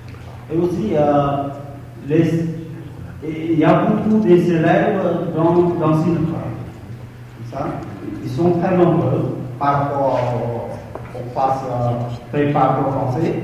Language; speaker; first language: French; non-native, fluent; Khmer